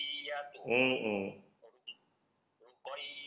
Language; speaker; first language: Arabic; non-native, learner; Indonesian